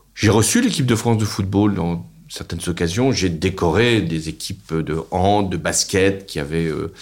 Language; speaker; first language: French; native; French